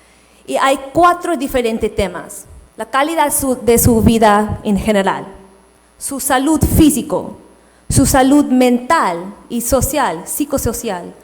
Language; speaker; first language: Spanish; non-native, fluent; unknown